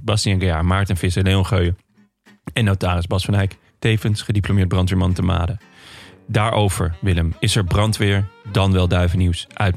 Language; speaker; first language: Dutch; native; Dutch